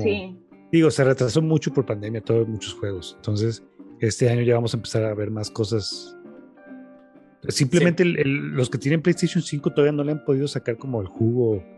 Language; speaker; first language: Spanish; native; Spanish